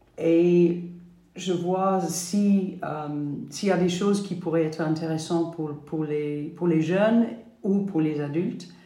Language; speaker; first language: French; non-native, fluent; English